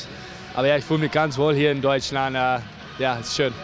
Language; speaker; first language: German; non-native, learner; English